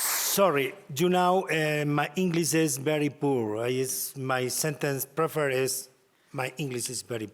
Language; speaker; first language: English; non-native, learner; Spanish